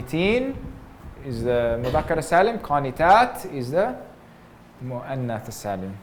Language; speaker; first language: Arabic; non-native, fluent; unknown